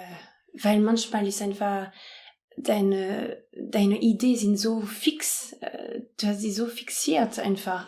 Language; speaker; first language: German; non-native, fluent; French